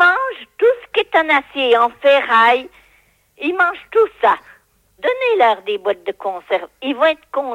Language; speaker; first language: French; native; French